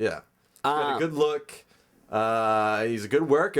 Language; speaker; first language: English; native; English